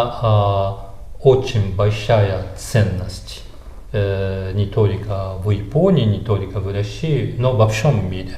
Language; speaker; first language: Russian; non-native, fluent; Japanese